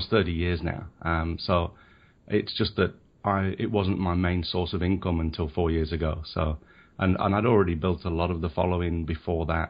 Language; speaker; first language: English; native; English